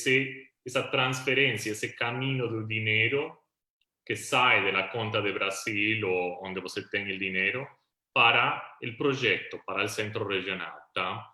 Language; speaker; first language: Portuguese; non-native, fluent; Spanish